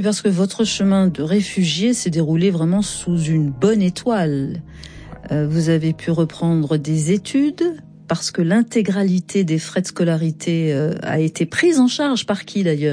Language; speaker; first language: French; native; French